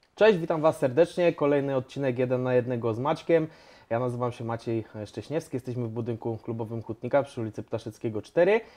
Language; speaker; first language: Polish; native; Polish